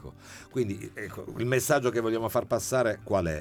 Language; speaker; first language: Italian; native; Italian